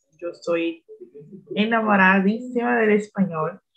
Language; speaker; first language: Spanish; non-native, learner; Portuguese